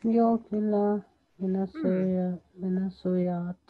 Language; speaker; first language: Finnish; non-native, learner; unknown